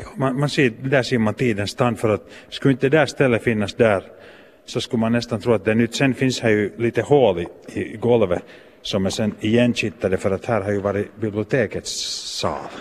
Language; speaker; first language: Swedish; native; Swedish